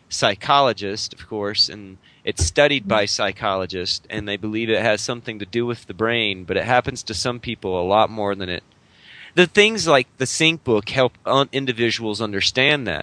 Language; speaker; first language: English; native; English